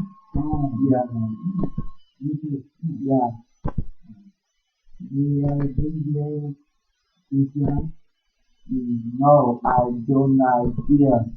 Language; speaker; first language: English; non-native, learner; Vietnamese